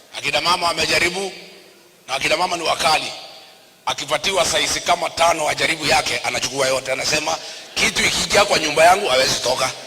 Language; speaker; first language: Swahili; non-native, local second language; Kikuyu